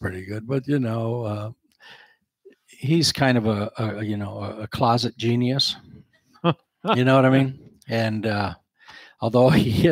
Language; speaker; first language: English; native; English